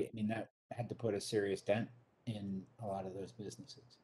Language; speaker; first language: English; native; English